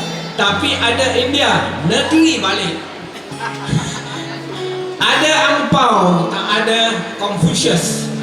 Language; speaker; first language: Malay; native; Malay